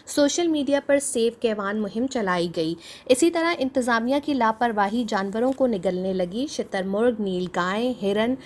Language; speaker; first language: Urdu; native; Urdu